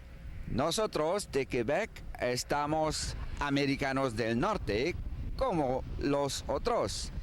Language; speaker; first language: Spanish; non-native, learner; French